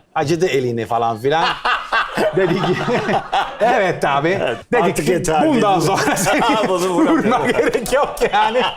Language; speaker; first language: Turkish; non-native, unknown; Italian